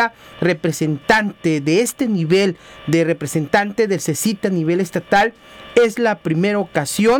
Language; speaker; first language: Spanish; native; Spanish